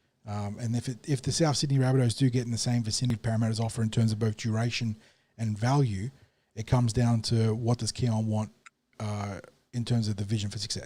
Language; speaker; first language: English; native; English